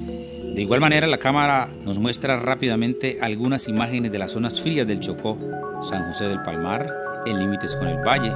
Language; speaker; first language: Spanish; native; Spanish